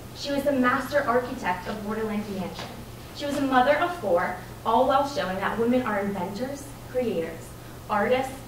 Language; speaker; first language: English; native; English